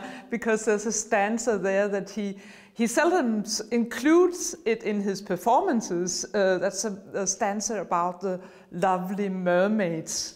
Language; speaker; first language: English; non-native, fluent; Danish